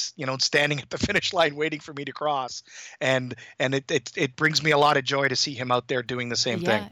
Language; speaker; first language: English; native; English